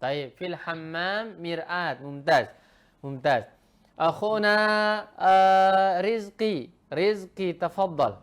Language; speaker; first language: Arabic; non-native, fluent; Indonesian